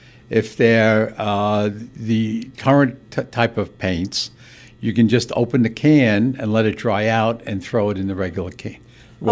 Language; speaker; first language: English; native; English